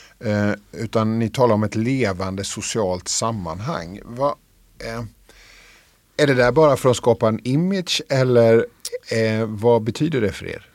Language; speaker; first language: Swedish; native; Swedish